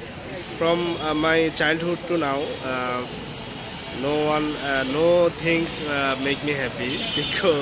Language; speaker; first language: English; non-native, learner; Bangla